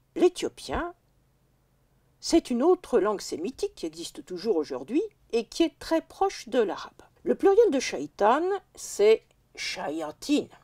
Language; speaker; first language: French; native; French